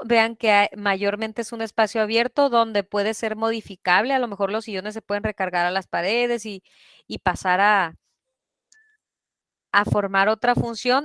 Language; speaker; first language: Spanish; native; Spanish